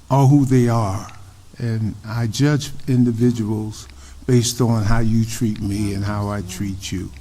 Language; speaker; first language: English; native; English